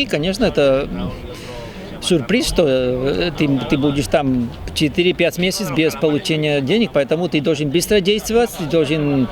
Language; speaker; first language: Russian; non-native, fluent; Spanish